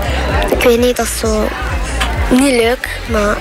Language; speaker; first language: Dutch; early bilingual, other home language; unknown